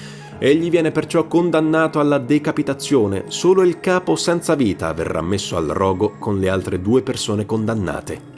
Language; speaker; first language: Italian; native; Italian